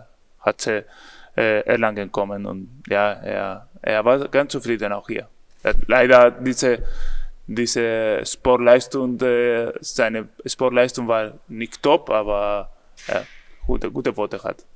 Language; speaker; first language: German; non-native, learner; Spanish